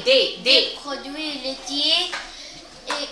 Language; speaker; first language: French; non-native, learner; Arabic